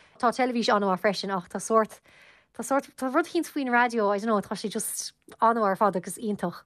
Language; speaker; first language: Irish; non-native, local second language; English